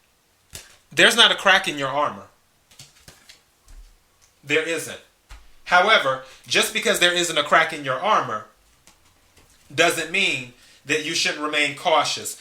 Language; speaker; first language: English; native; English